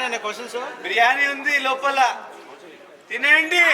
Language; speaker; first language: Telugu; non-native, learner; Hindi